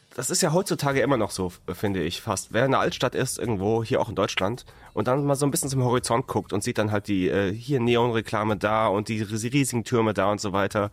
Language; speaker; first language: German; native; German